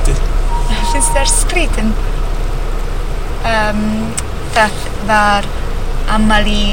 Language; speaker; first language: Icelandic; non-native, learner; English